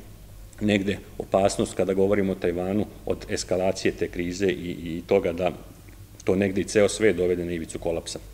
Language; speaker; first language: Serbian; native; Serbian